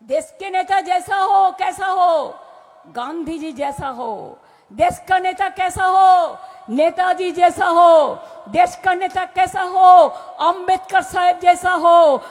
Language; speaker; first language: Hindi; non-native, local second language; Bangla